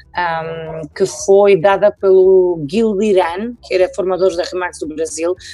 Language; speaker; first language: Portuguese; non-native, fluent; Polish